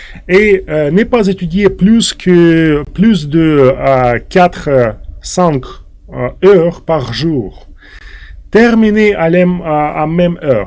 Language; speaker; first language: French; non-native, fluent; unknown